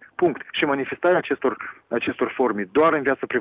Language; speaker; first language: Romanian; native; Romanian